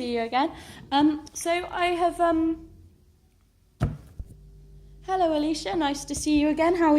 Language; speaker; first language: English; native; English